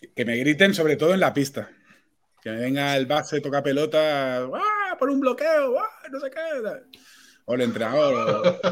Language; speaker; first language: Spanish; non-native, local second language; Catalan